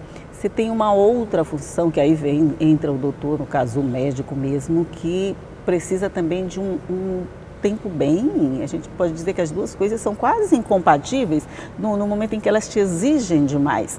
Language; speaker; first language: Portuguese; native; Portuguese